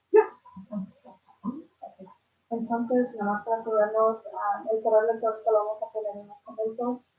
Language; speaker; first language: Spanish; early bilingual, other home language; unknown